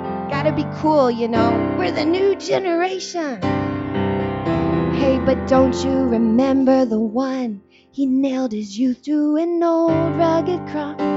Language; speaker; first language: English; early bilingual, other home language; Spanish